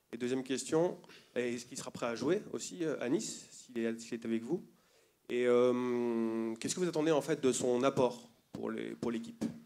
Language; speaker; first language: French; native; French